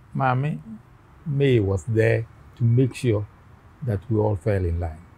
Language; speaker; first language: English; non-native, local second language; Akan